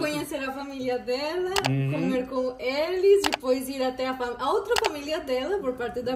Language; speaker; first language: Portuguese; non-native, fluent; Spanish